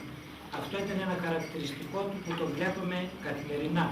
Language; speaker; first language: Greek; native; Greek